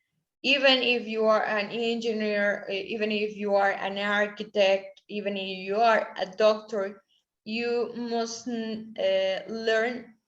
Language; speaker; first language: English; non-native, learner; Spanish